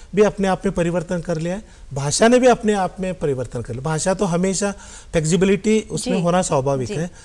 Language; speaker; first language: Hindi; non-native, local second language; Kannada